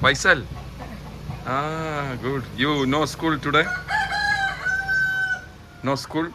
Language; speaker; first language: English; non-native, fluent; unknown